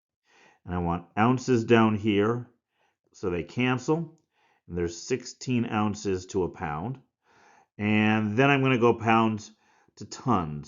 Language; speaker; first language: English; native; English